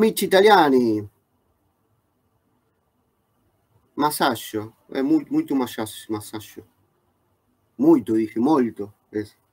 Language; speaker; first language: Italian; non-native, learner; Spanish